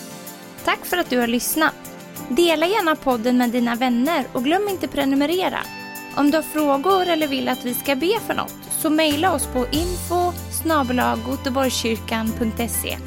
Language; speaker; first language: Swedish; native; Swedish